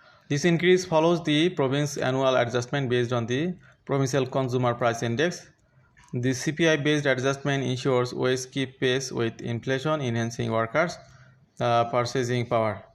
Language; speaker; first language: English; non-native, local second language; Bangla